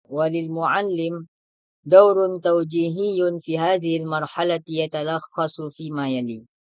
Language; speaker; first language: Arabic; non-native, learner; Indonesian